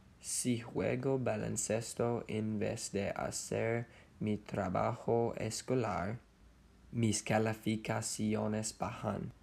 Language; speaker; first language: Spanish; non-native, learner; English